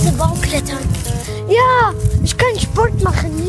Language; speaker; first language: German; early bilingual, other home language; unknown